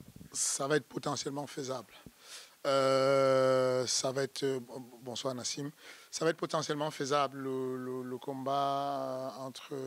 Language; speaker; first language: French; native; French